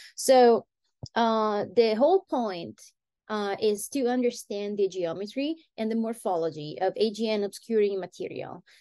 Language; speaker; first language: English; non-native, fluent; Italian